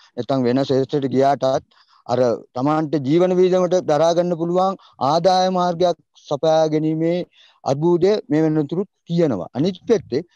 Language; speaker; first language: Sinhala; non-native, local second language; Tamil